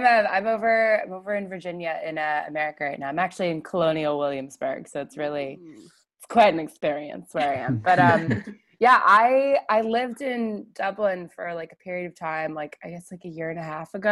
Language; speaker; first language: English; native; English